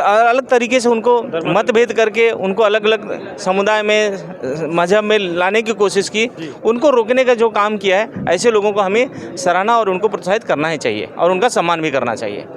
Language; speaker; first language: Hindi; native; Hindi